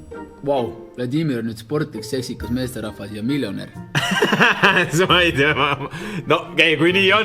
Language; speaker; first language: Estonian; native; Estonian